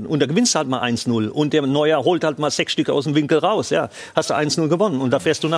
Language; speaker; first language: German; native; German